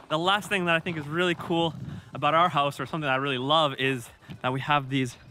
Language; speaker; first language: English; native; English